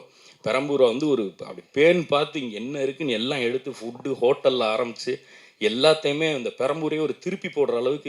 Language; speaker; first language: Tamil; native; Tamil